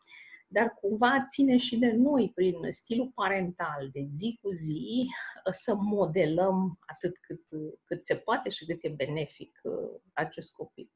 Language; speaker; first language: Romanian; native; Romanian